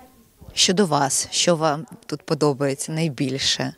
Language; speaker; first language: Ukrainian; native; Ukrainian